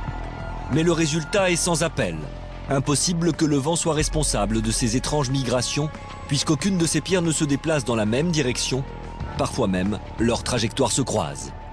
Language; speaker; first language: French; native; French